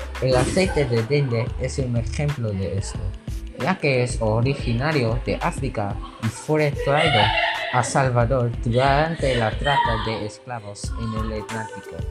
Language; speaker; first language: Spanish; non-native, learner; English